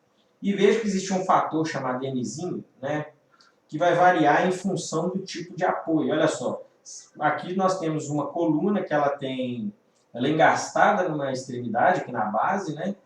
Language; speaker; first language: Portuguese; native; Portuguese